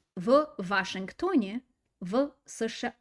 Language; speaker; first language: Russian; non-native, fluent; English